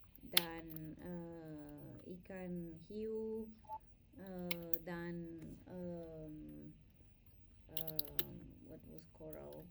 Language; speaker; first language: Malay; non-native, learner; English